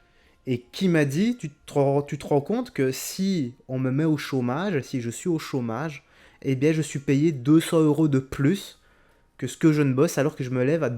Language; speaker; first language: French; native; French